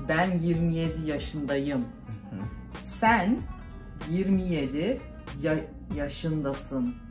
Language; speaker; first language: Turkish; early bilingual, heritage; Turkish